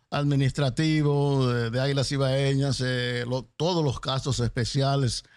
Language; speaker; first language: Spanish; native; Spanish